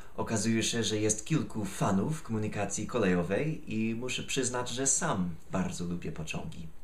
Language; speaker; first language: Polish; non-native, fluent; English